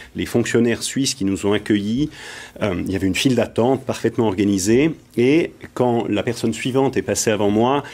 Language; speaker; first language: French; native; French